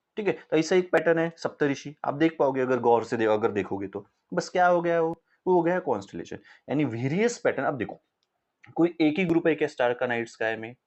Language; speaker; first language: Hindi; non-native, local second language; Marathi